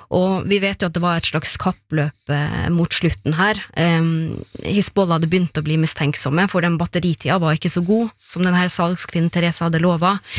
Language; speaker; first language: Norwegian; native; Norwegian